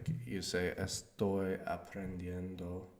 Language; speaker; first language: Spanish; non-native, learner; English